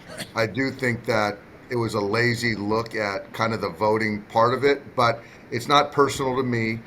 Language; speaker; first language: English; native; English